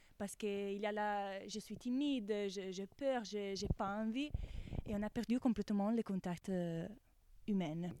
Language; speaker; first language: French; non-native, fluent; Italian